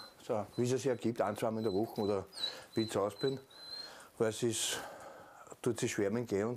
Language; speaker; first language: German; native; German